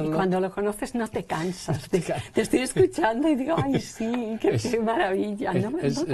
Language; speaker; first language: Spanish; native; Spanish